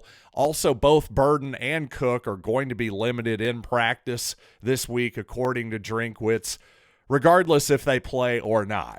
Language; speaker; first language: English; native; English